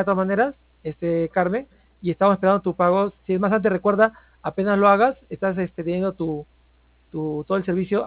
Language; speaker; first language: Spanish; native; Spanish